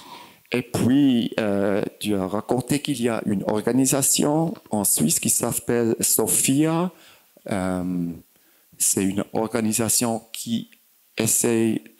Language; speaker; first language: French; non-native, fluent; German